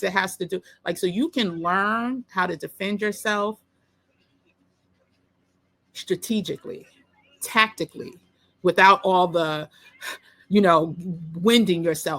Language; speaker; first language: English; native; English